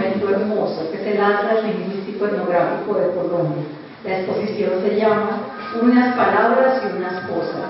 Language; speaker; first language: Spanish; native; Spanish